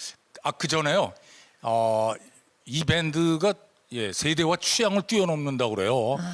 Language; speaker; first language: Korean; native; Korean